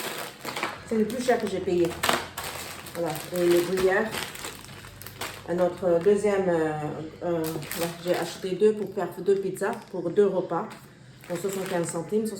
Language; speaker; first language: French; non-native, learner; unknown